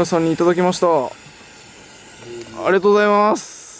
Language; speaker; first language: Japanese; native; Japanese